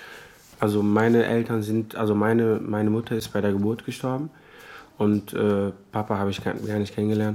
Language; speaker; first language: German; non-native, fluent; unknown